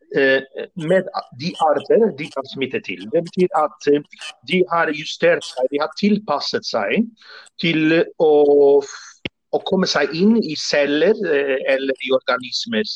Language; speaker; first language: Norwegian; non-native, fluent; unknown